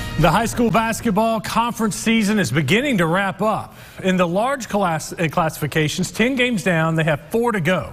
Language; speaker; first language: English; native; English